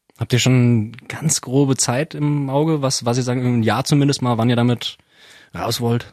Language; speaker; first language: German; native; German